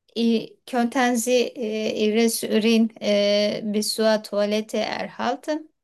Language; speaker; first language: German; non-native, learner; Turkish